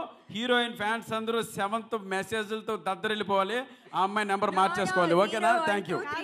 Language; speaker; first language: Telugu; native; Telugu